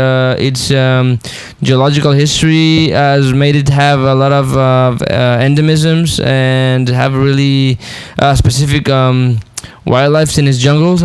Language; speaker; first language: English; non-native, fluent; Spanish